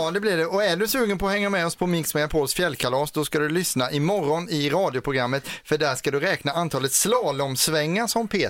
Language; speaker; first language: Swedish; native; Swedish